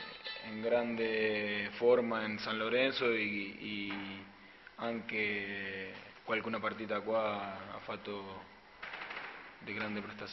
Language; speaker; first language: Italian; non-native, fluent; Spanish